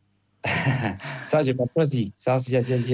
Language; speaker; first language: French; non-native, fluent; Spanish